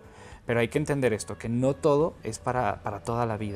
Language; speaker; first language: Spanish; native; Spanish